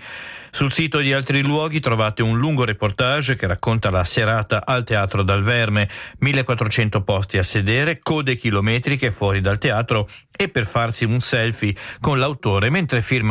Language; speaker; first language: Italian; native; Italian